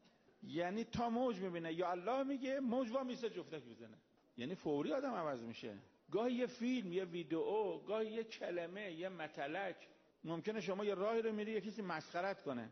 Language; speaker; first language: Persian; native; Persian